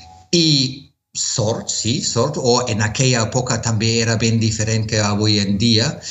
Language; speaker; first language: Catalan; non-native, fluent; German